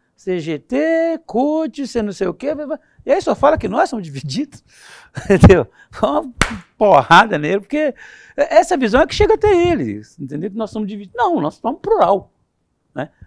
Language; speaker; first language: Portuguese; native; Portuguese